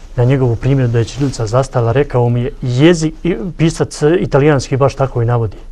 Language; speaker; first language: Serbian; native; Serbian